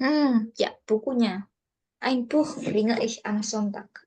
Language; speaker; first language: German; non-native, fluent; Indonesian